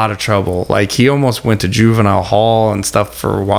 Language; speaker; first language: English; native; English